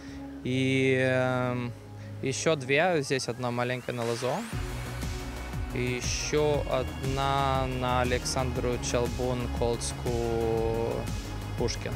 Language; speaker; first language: Russian; non-native, local second language; Romanian